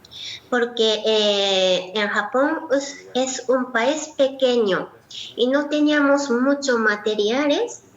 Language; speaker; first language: Spanish; non-native, learner; Japanese